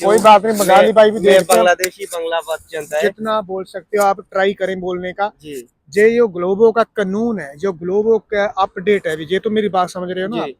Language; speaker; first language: Hindi; non-native, local second language; Punjabi